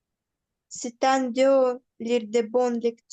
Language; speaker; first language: French; non-native, learner; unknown